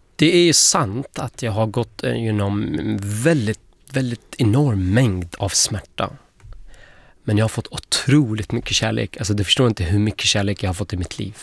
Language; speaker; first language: Swedish; non-native, fluent; Arabic